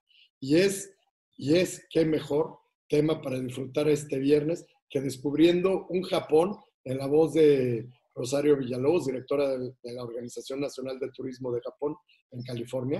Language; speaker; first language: Spanish; native; Spanish